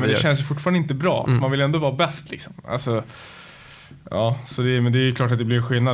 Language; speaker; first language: Swedish; native; Swedish